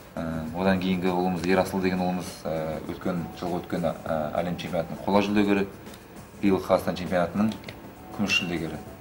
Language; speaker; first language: Kazakh; native; Kazakh